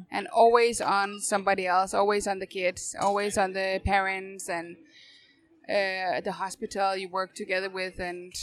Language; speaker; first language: English; non-native, fluent; Danish